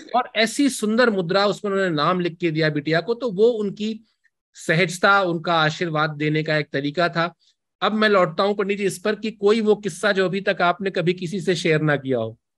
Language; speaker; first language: Hindi; native; Hindi